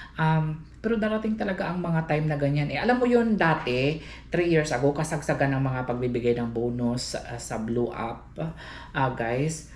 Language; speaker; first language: Filipino; native; Filipino